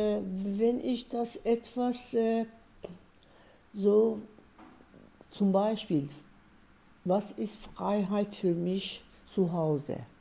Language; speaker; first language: German; non-native, fluent; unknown